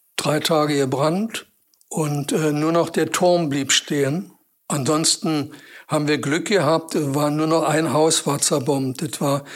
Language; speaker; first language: German; native; German